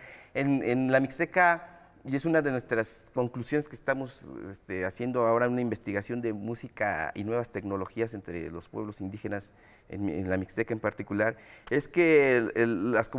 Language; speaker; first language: Spanish; native; Spanish